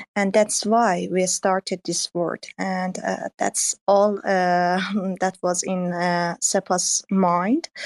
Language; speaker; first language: English; non-native, fluent; Persian